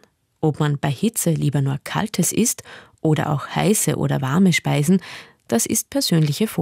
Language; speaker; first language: German; native; German